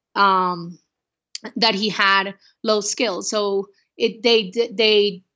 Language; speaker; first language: English; early bilingual, other home language; Spanish